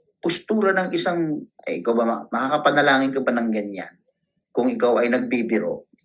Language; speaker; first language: Filipino; non-native, local second language; Cebuano